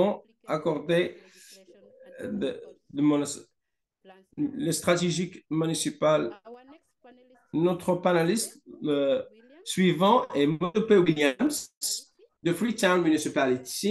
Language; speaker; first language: French; non-native, fluent; English